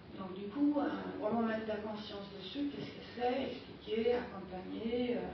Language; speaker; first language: French; non-native, fluent; German